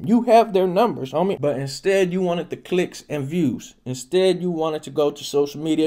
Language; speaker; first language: English; native; English